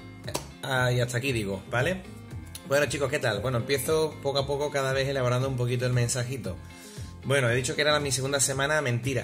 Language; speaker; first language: Spanish; native; Spanish